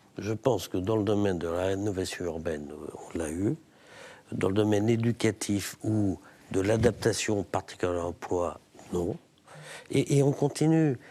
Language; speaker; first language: French; native; French